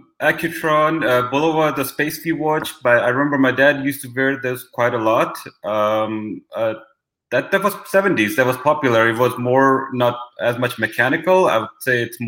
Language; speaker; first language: English; non-native, local second language; Hindi